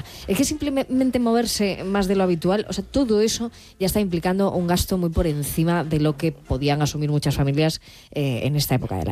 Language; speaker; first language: Spanish; native; Spanish